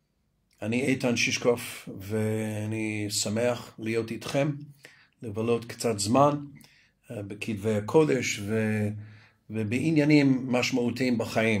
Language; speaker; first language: Hebrew; non-native, fluent; English